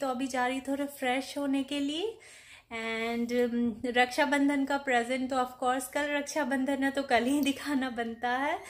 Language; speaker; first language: Hindi; native; Hindi